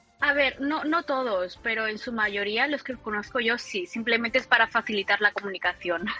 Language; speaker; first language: Spanish; early bilingual, other home language; Wu Chinese